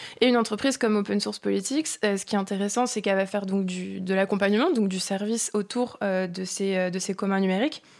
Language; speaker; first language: French; native; French